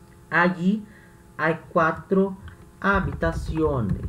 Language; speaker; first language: Spanish; non-native, fluent; Portuguese